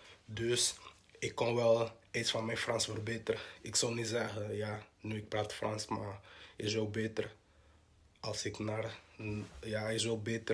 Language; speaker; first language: Dutch; non-native, local second language; Portuguese